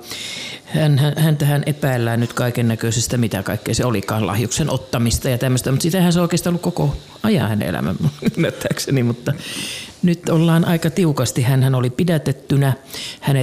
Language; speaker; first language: Finnish; native; Finnish